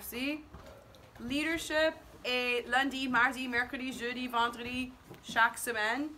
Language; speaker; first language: French; non-native, fluent; English